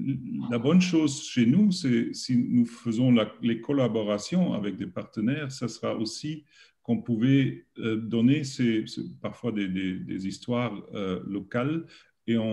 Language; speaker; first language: French; non-native, learner; German